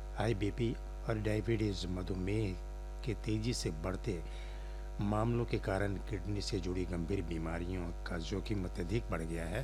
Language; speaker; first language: Hindi; native; Hindi